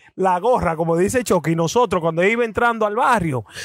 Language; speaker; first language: Spanish; early bilingual, heritage; Spanish